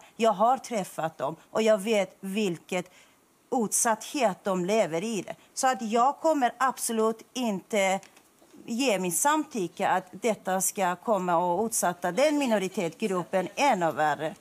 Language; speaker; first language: Swedish; non-native, fluent; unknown